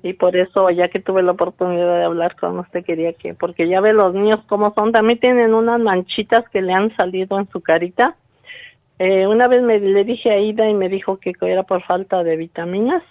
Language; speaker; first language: Spanish; early bilingual, heritage; Spanish